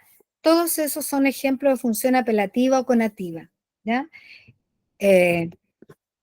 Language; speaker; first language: Spanish; native; Spanish